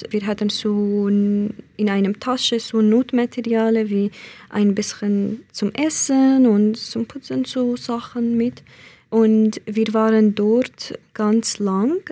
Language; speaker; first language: German; non-native, learner; Central Kurdish